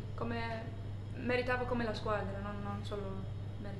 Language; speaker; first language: Italian; non-native, fluent; English